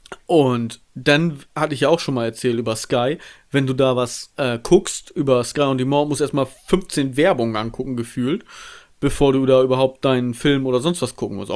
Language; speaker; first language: German; native; German